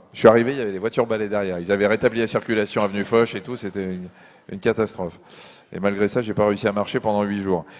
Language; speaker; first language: French; native; French